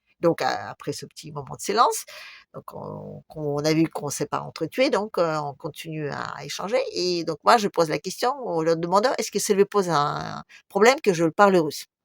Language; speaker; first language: French; non-native, fluent; Russian